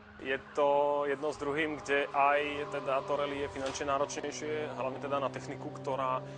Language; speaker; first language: Slovak; native; Slovak